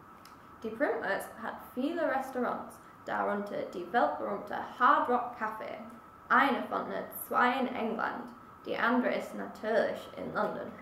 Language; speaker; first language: German; non-native, learner; English